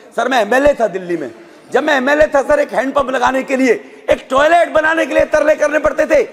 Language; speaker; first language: Hindi; native; Hindi